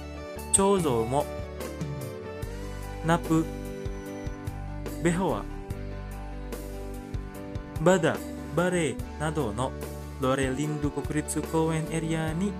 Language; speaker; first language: Japanese; non-native, fluent; Indonesian